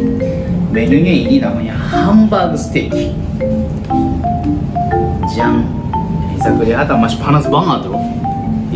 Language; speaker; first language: Indonesian; non-native, learner; Japanese